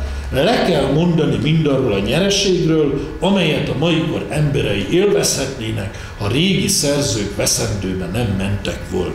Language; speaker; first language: Hungarian; native; Hungarian